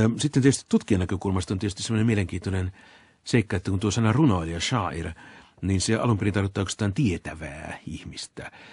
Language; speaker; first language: Finnish; native; Finnish